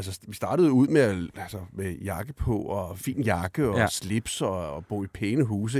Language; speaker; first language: Danish; native; Danish